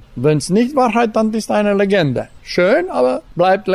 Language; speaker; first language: German; non-native, local second language; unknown